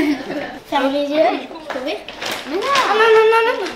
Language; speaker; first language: French; native; French